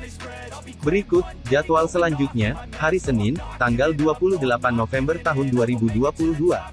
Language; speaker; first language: Indonesian; native; Indonesian